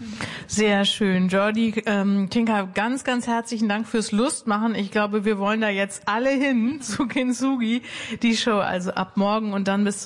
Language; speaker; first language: German; native; German